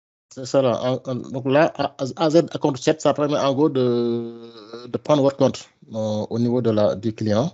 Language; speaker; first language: French; non-native, local second language; Wolof